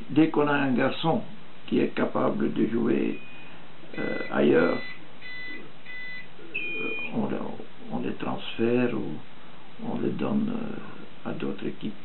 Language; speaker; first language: French; non-native, fluent; Dutch